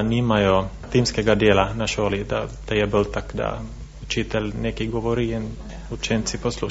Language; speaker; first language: Slovenian; non-native, fluent; Finnish